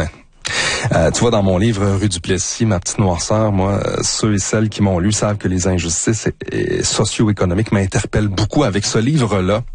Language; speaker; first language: French; native; French